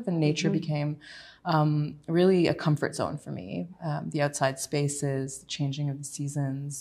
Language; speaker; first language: English; native; English